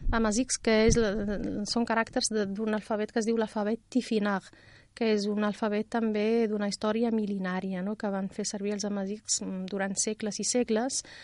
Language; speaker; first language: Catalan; non-native, fluent; Riffian